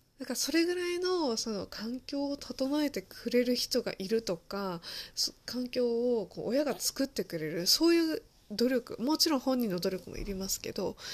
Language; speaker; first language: Japanese; early bilingual, other home language; Chinese